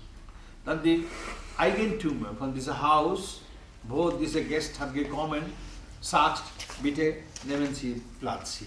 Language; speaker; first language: German; non-native, learner; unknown